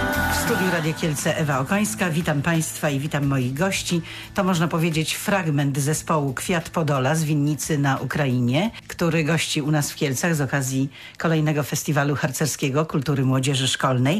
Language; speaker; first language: Polish; native; Polish